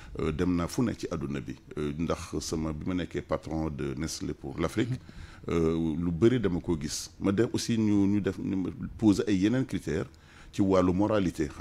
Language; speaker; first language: French; non-native, local second language; Wolof